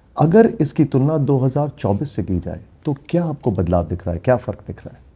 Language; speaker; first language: Hindi; native; Hindi